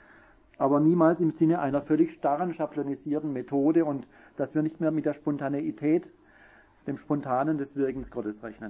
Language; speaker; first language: German; native; German